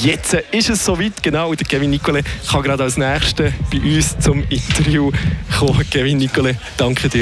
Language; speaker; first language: German; native; German